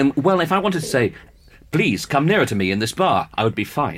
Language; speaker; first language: English; early bilingual, other home language; Spanish